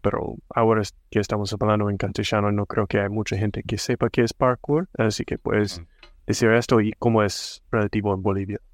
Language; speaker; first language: Spanish; non-native, fluent; English